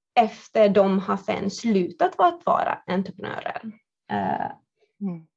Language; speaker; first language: Swedish; non-native, fluent; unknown